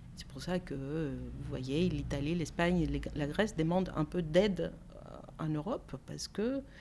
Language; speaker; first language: French; non-native, fluent; Greek